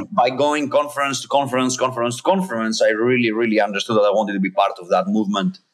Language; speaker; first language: English; non-native, fluent; Greek